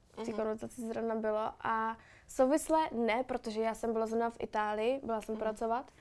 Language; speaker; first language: Czech; native; Czech